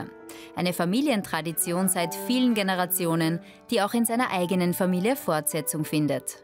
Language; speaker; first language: German; native; German